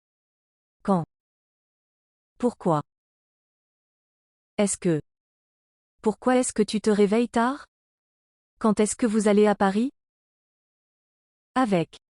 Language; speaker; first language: French; non-native, learner; English